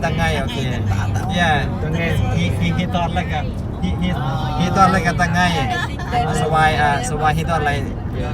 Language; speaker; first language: English; non-native, learner; Thai